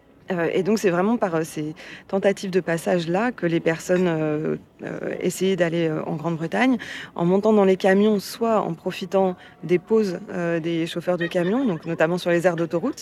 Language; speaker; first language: French; native; French